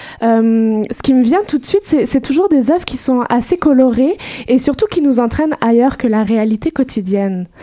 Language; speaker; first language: French; native; French